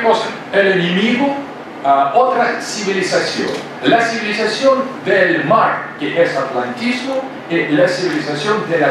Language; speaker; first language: Spanish; non-native, fluent; Russian